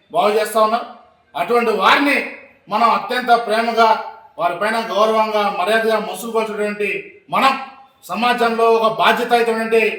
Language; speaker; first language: Telugu; native; Telugu